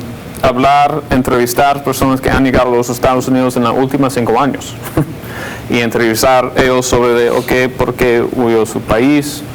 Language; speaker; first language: Spanish; non-native, fluent; English